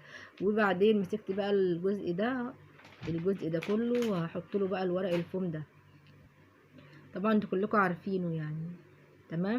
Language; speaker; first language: Arabic; native; Arabic